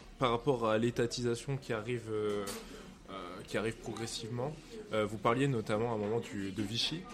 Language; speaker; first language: French; native; French